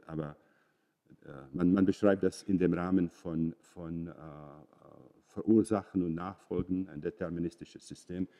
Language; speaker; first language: German; non-native, fluent; Czech